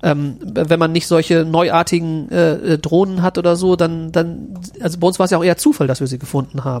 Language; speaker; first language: German; native; German